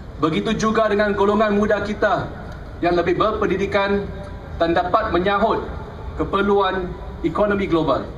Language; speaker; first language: Malay; native; Malay